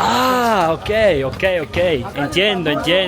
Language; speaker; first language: Spanish; non-native, learner; Italian